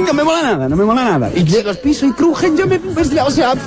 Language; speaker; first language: Spanish; native; Spanish